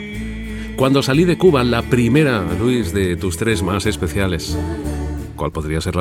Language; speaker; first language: Spanish; native; Spanish